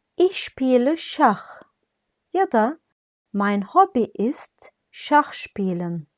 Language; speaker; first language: German; non-native, fluent; Turkish